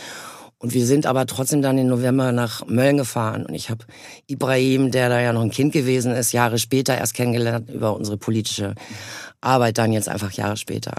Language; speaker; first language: German; native; German